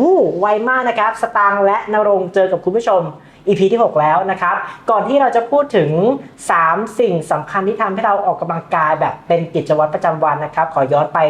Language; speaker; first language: Thai; native; Thai